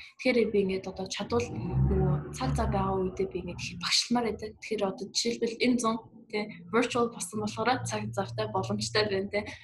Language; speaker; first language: Mongolian; early bilingual, heritage; Mongolian